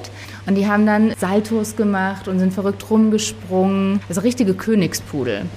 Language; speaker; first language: German; native; German